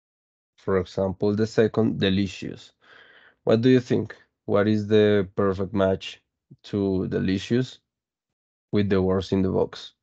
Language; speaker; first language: English; non-native, fluent; Spanish